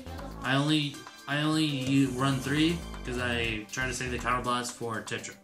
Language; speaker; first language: English; native; English